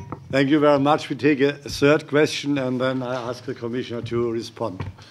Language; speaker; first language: English; non-native, fluent; German